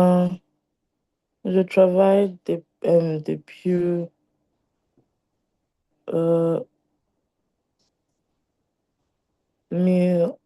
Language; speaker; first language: French; non-native, learner; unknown